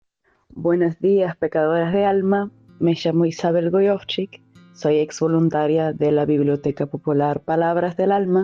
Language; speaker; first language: Spanish; non-native, fluent; German